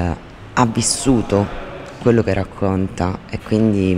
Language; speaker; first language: Italian; native; Italian